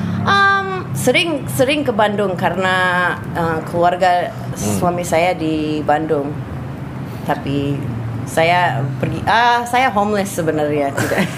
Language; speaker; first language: Indonesian; non-native, fluent; English